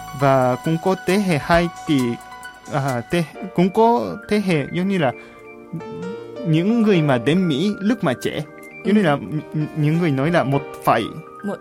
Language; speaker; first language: Vietnamese; non-native, fluent; Japanese